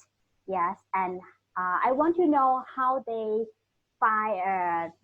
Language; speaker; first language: English; non-native, learner; Thai